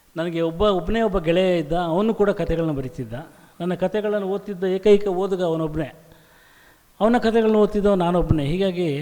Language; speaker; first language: Kannada; native; Kannada